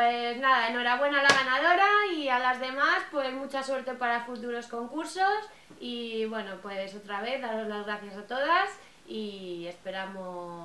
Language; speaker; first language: Spanish; native; Spanish